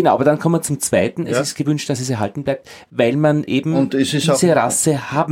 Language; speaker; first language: German; native; German